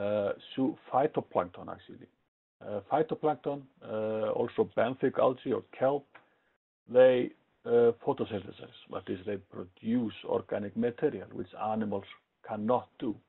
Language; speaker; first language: English; non-native, fluent; Icelandic